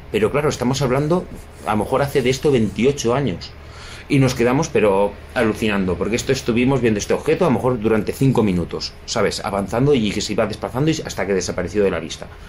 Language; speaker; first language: Spanish; native; Spanish